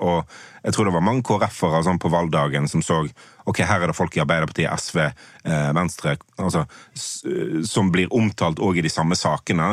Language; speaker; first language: Norwegian; native; Norwegian